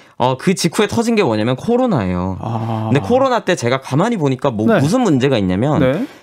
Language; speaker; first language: Korean; native; Korean